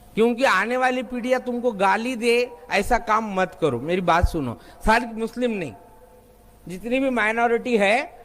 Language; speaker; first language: Hindi; non-native, local second language; Marathi